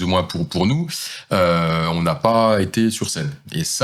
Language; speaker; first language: French; native; French